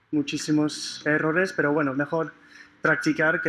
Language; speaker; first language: Spanish; native; Spanish